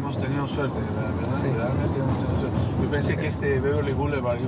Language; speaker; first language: Spanish; native; Spanish